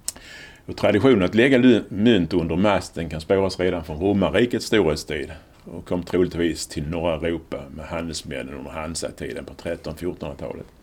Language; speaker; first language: Swedish; native; Swedish